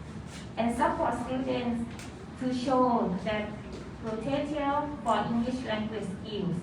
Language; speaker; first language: English; non-native, fluent; Thai